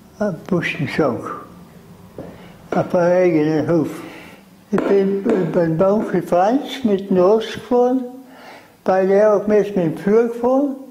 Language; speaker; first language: German; native; German